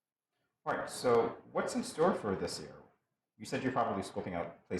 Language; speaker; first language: English; native; English